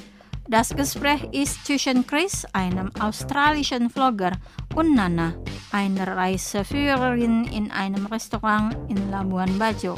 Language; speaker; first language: German; non-native, fluent; Indonesian